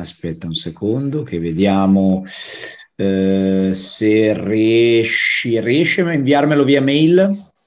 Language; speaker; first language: Italian; native; Italian